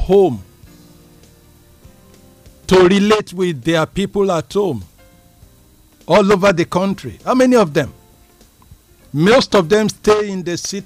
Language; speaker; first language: English; non-native, local second language; Yoruba